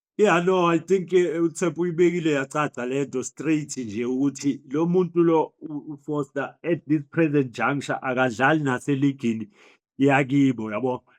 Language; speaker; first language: Zulu; native; Zulu